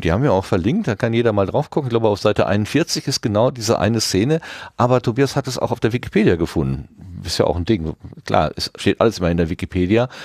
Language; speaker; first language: German; native; German